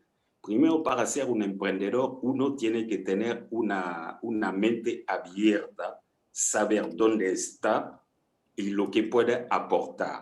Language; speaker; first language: Spanish; non-native, fluent; French